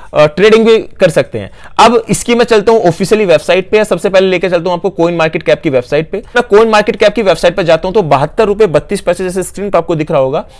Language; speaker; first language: Hindi; native; Hindi